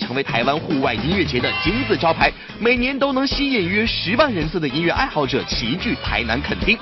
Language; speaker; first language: Chinese; native; Chinese